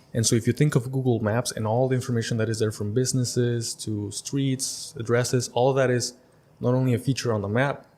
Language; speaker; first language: English; early bilingual, other home language; Spanish